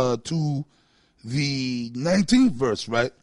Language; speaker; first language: English; native; English